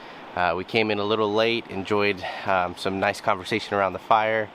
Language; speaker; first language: English; native; English